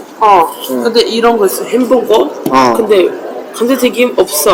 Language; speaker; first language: Korean; non-native, learner; Uzbek